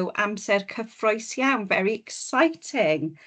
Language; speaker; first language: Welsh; non-native, local second language; English